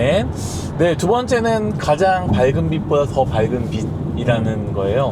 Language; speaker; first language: Korean; native; Korean